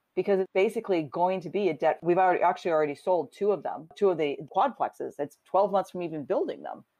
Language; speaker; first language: English; native; English